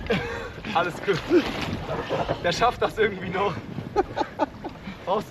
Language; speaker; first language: German; native; German